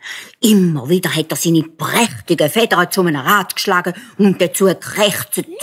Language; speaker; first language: German; native; German